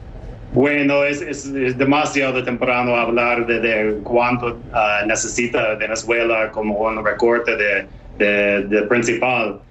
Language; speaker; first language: Spanish; non-native, fluent; English